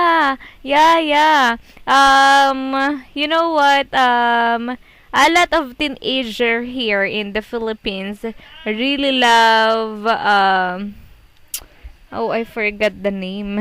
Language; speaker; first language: English; non-native, fluent; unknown